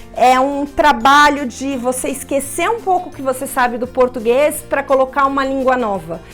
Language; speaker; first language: Portuguese; native; Portuguese